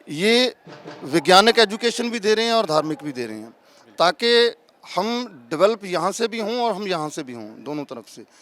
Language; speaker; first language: Hindi; non-native, local second language; Punjabi